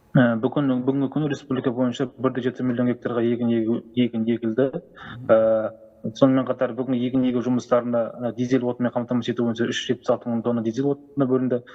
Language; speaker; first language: Kazakh; native; Kazakh